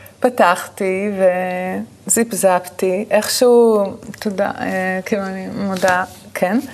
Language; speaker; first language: Hebrew; native; Hebrew